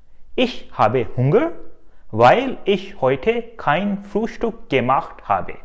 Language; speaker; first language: German; non-native, fluent; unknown